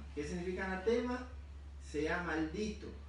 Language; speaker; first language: Spanish; native; Spanish